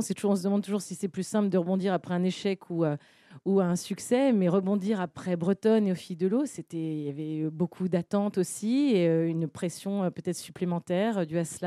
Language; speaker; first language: French; native; French